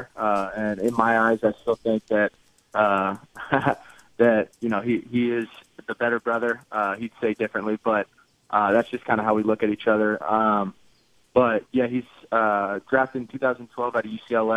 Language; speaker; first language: English; native; English